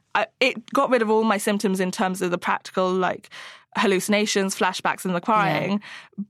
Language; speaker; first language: English; native; English